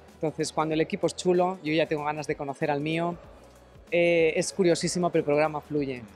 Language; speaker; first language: Spanish; native; Spanish